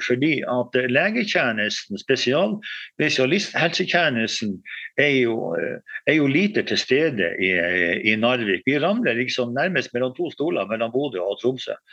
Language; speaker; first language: Norwegian; native; Norwegian